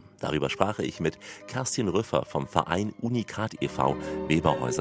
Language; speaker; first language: German; native; German